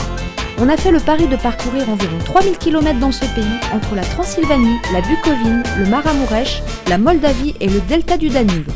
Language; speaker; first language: French; native; French